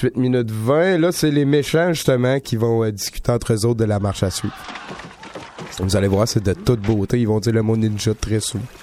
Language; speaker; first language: French; native; French